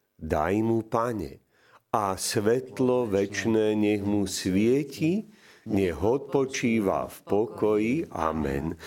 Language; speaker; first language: Slovak; native; Slovak